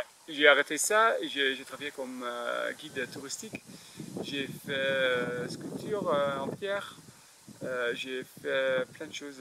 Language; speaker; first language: French; non-native, fluent; Dutch